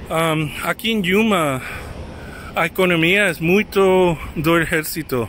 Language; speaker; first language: Portuguese; non-native, learner; English